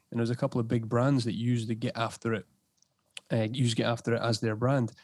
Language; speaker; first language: English; native; English